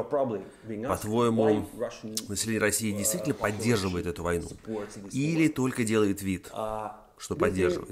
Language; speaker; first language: Russian; native; Russian